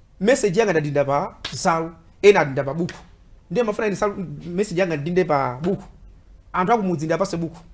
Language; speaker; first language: Nyanja; native; Nyanja